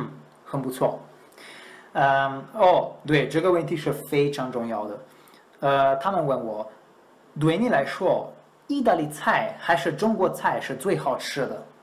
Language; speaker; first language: Chinese; non-native, fluent; Italian